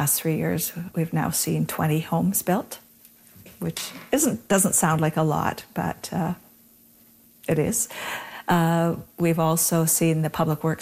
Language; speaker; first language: English; native; English